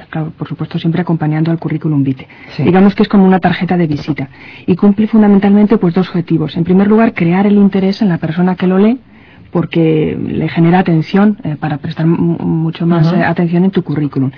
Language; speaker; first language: Spanish; native; Spanish